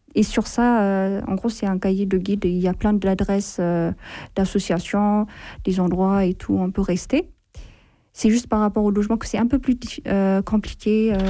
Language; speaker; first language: French; non-native, fluent; Amharic